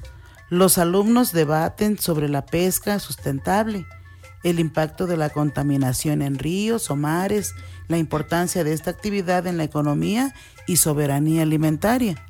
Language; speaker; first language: Spanish; native; Spanish